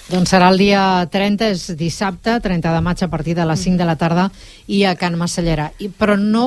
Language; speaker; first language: Catalan; native; Catalan